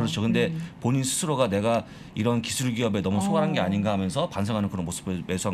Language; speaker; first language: Korean; native; Korean